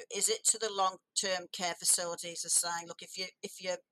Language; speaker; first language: English; native; English